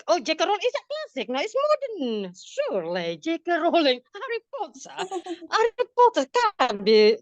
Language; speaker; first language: English; non-native, fluent; Indonesian